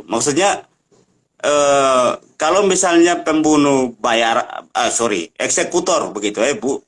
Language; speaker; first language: Indonesian; native; Indonesian